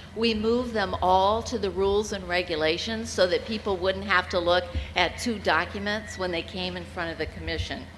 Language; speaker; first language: English; native; English